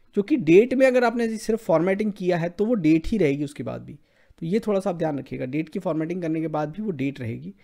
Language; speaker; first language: Hindi; native; Hindi